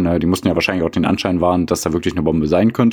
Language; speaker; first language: German; native; German